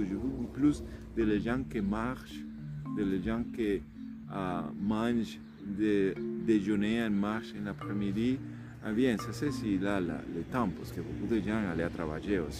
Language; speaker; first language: French; non-native, learner; Spanish